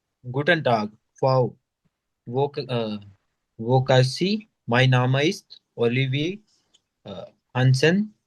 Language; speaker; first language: German; non-native, learner; Hindi